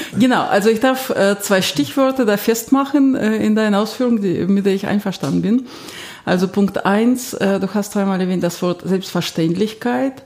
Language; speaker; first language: German; non-native, fluent; Russian